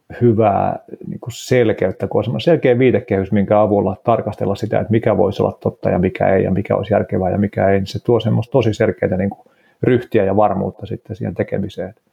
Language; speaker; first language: Finnish; native; Finnish